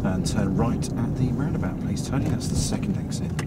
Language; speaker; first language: English; native; English